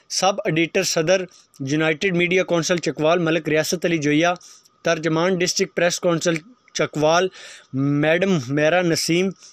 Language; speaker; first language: Urdu; non-native, local second language; Punjabi